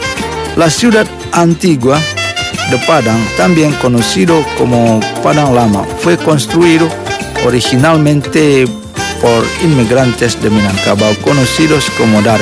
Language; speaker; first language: Spanish; non-native, fluent; Indonesian